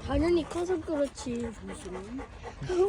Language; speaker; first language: Korean; early bilingual, other home language; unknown